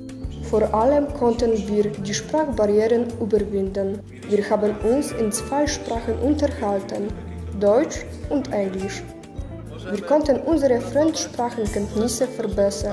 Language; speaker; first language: German; non-native, learner; Polish